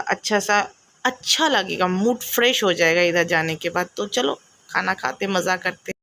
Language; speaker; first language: Hindi; non-native, local second language; Bangla